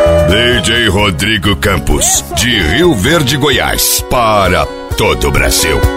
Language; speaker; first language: Portuguese; native; Portuguese